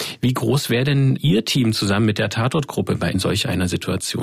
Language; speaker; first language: German; native; German